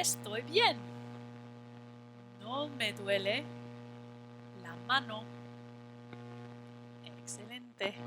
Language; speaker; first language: Spanish; non-native, fluent; English